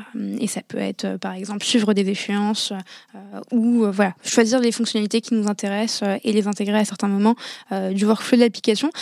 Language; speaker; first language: French; non-native, local second language; Arabic